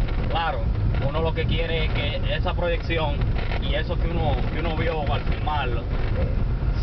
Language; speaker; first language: Spanish; native; Spanish